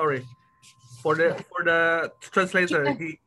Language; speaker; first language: English; non-native, fluent; Indonesian